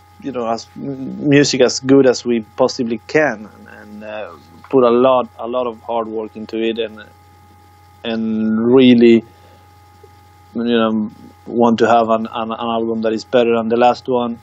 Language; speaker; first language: English; non-native, fluent; Swedish